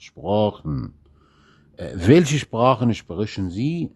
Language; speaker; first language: German; non-native, fluent; Arabic